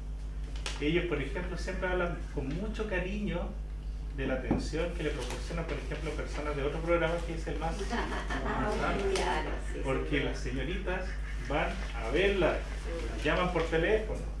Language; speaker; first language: Spanish; native; Spanish